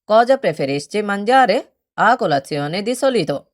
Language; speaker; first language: Italian; non-native, learner; Bangla